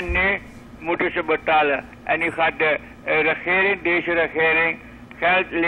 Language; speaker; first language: Dutch; non-native, local second language; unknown